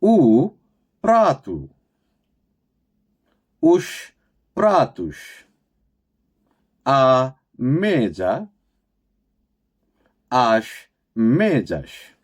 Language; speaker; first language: Portuguese; non-native, fluent; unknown